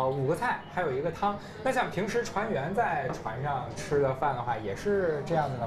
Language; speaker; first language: Chinese; native; Chinese